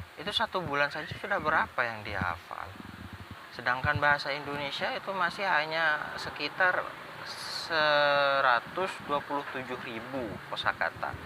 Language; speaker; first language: Indonesian; non-native, local second language; Madurese